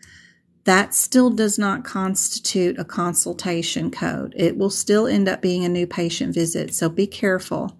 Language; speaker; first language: English; native; English